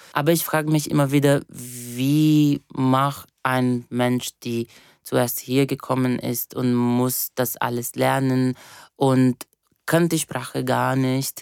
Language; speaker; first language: German; non-native, fluent; Portuguese